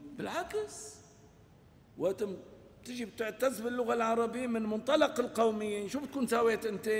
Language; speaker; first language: Arabic; non-native, local second language; Kurdish